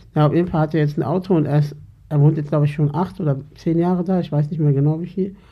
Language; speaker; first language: German; early bilingual, other home language; Turkish